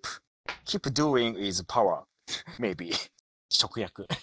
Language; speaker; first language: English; non-native, learner; Japanese